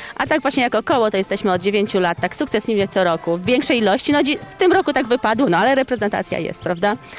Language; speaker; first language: Polish; native; Polish